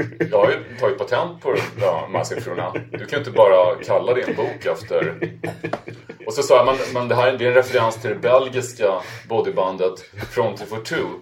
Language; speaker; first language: Swedish; native; Swedish